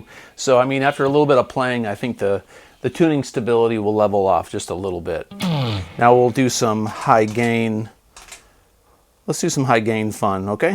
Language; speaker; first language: English; native; English